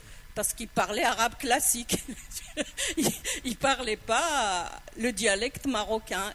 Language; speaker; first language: French; non-native, local second language; Arabic